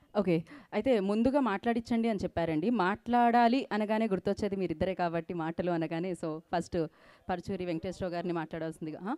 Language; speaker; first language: Telugu; native; Telugu